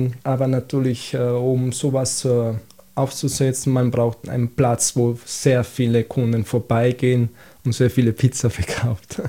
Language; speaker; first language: German; non-native, fluent; Italian